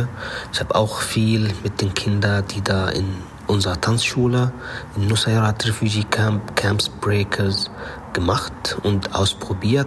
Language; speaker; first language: German; non-native, fluent; Arabic